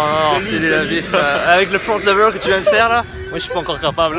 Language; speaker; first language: French; native; French